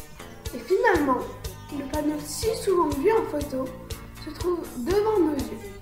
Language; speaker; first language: French; native; French